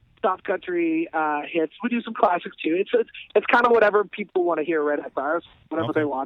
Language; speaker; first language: English; native; English